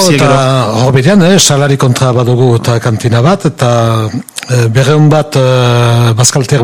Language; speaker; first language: Basque; native; Basque